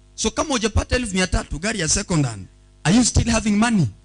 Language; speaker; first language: English; non-native, local second language; Swahili